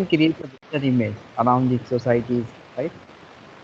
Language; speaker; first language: English; non-native, fluent; Hindi